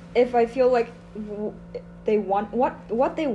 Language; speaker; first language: English; non-native, fluent; Vietnamese